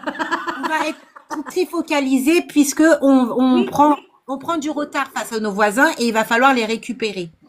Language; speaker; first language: French; native; French